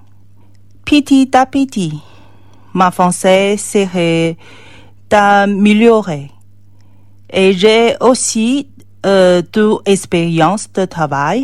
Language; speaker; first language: French; non-native, learner; Chinese